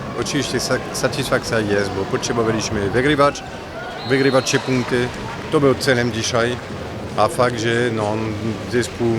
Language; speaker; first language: Polish; non-native, fluent; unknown